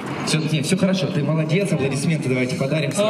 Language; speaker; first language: Russian; native; Russian